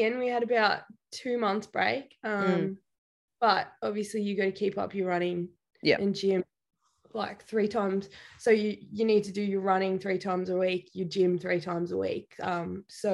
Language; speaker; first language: English; native; English